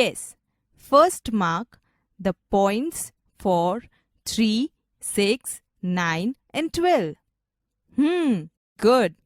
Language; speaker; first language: English; non-native, local second language; Gujarati